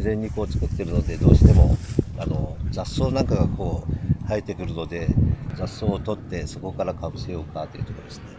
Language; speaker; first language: Japanese; native; Japanese